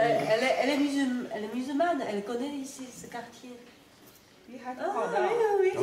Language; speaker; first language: French; non-native, learner; Chinese